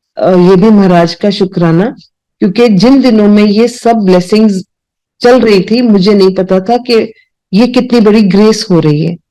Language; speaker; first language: Hindi; non-native, local second language; Punjabi